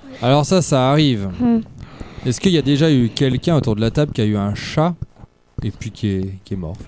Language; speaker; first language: French; native; French